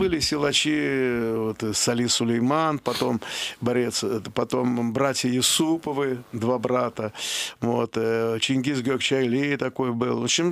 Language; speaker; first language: Russian; non-native, local second language; Azerbaijani